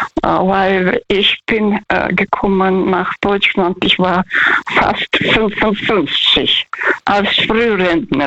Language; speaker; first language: German; non-native, fluent; Russian